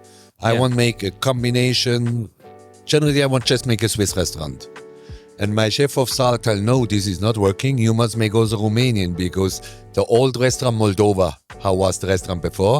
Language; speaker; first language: English; non-native, learner; German